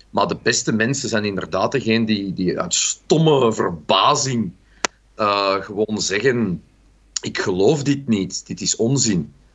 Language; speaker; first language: Dutch; native; Dutch